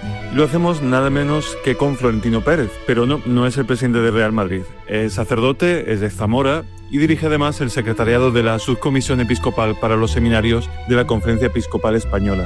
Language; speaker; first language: Spanish; native; Spanish